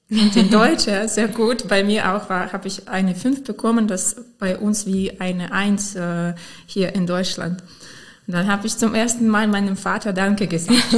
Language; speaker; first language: German; non-native, fluent; Ukrainian